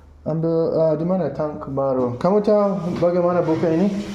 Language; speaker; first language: Indonesian; non-native, learner; English